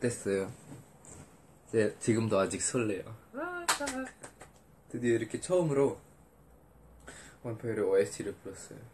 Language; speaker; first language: Korean; non-native, fluent; Indonesian